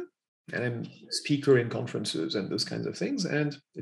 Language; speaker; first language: English; non-native, fluent; French